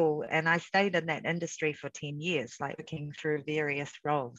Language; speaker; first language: English; native; English